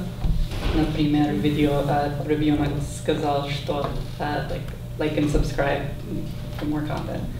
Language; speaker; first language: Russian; non-native, learner; English